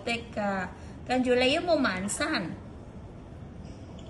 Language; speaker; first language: Cantonese; native; Cantonese